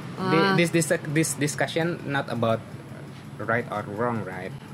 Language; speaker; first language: English; non-native, learner; Indonesian